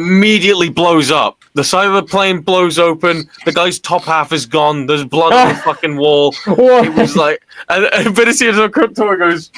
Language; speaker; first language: English; native; English